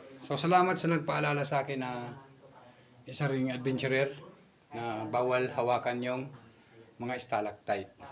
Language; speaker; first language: Filipino; non-native, local second language; Bikol